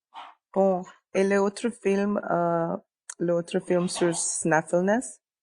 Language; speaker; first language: French; non-native, learner; English